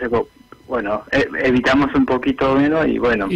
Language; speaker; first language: Spanish; non-native, fluent; Japanese